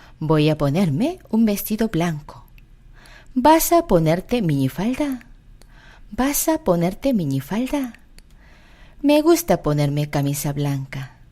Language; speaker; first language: Spanish; non-native, fluent; Korean